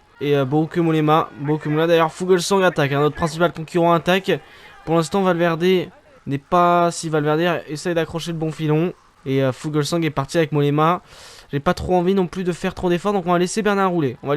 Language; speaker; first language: French; native; French